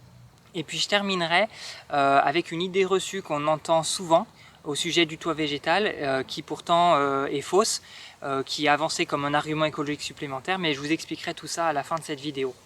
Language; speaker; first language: French; native; French